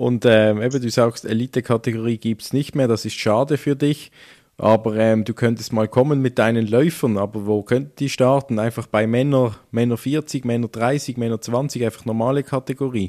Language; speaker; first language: German; native; German